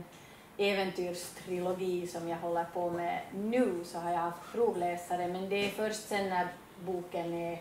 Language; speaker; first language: Swedish; native; Swedish